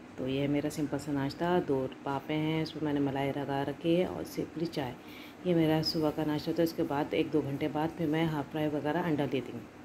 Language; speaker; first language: Hindi; native; Hindi